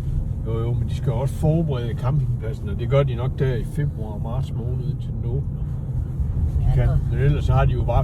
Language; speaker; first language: Danish; native; Danish